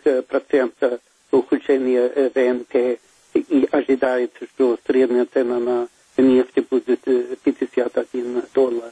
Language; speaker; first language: Russian; non-native, fluent; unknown